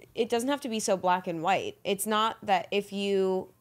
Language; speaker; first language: English; native; English